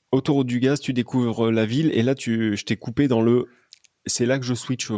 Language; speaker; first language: French; native; French